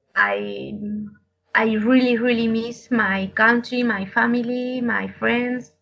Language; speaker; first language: English; non-native, learner; Spanish